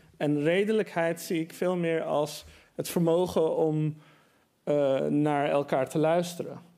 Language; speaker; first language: Dutch; early bilingual, other home language; Persian